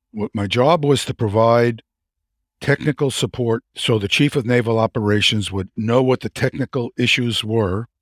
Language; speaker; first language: English; native; English